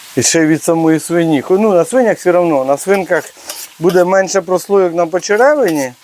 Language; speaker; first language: Ukrainian; native; Ukrainian